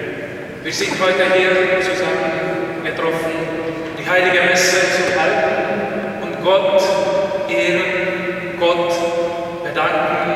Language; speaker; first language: German; non-native, learner; Hungarian